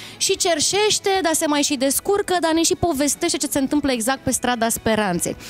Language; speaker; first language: Romanian; native; Romanian